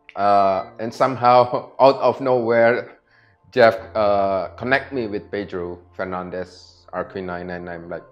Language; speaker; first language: English; non-native, fluent; Indonesian